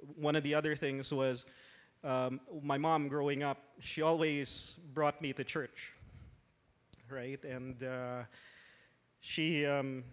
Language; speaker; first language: English; non-native, local second language; Filipino